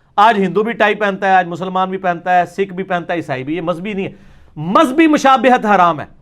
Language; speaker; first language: Urdu; non-native, local second language; Punjabi